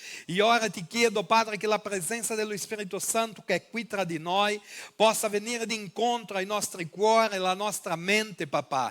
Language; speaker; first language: Italian; non-native, fluent; Portuguese